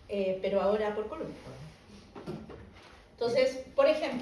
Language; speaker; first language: Spanish; native; Spanish